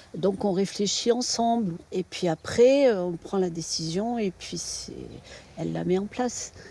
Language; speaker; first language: French; native; French